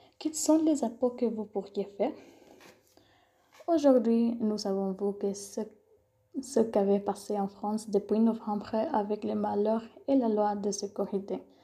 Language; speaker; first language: French; non-native, learner; Spanish